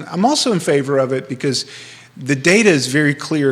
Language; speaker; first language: English; native; English